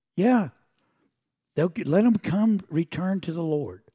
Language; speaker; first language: English; native; English